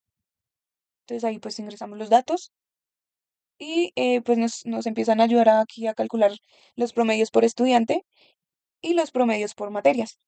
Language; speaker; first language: Spanish; native; Spanish